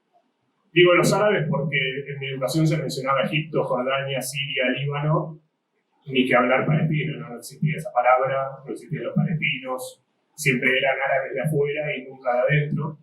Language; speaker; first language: Spanish; native; Spanish